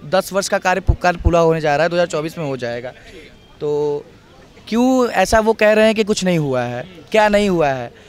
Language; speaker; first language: Hindi; native; Hindi